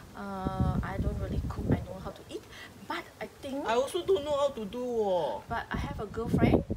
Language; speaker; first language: English; non-native, local second language; Min Nan Chinese